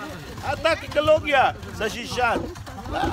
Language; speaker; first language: Russian; non-native, learner; Sinhala